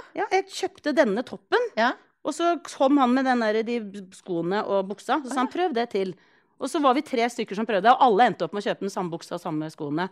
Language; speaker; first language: Norwegian; early bilingual, other home language; Icelandic